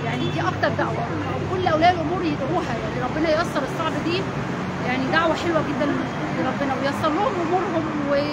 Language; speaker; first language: Arabic; native; Arabic